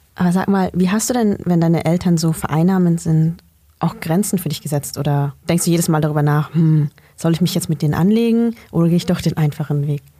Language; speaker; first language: German; early bilingual, other home language; Vietnamese